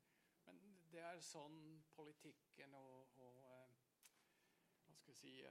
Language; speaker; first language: Norwegian; non-native, fluent; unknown